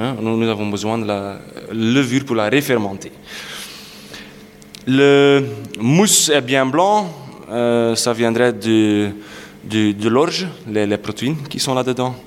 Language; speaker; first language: French; non-native, local second language; Dutch